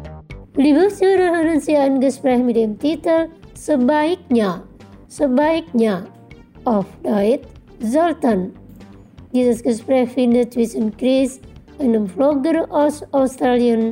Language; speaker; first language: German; non-native, fluent; Indonesian